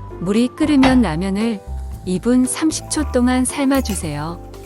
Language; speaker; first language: Korean; native; Korean